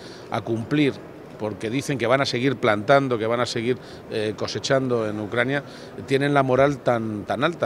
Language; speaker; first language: Spanish; native; Spanish